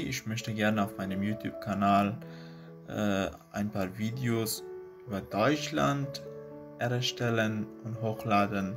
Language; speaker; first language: German; non-native, fluent; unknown